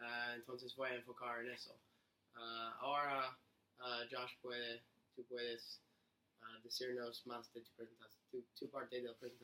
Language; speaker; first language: Spanish; non-native, learner; English